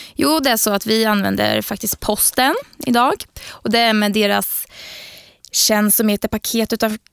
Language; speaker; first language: Swedish; native; Swedish